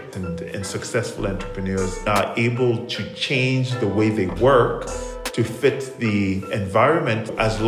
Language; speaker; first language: English; non-native, local second language; Krio